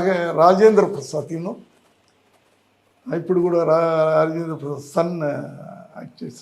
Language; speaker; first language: Telugu; non-native, learner; Tamil